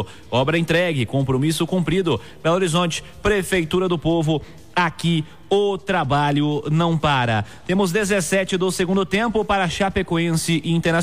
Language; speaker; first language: Portuguese; native; Portuguese